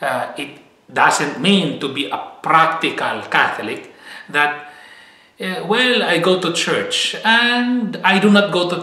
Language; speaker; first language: English; non-native, fluent; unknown